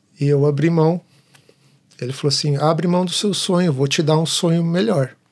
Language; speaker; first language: Portuguese; native; Portuguese